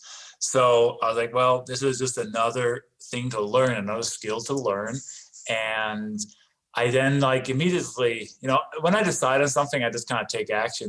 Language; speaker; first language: English; non-native, fluent; Danish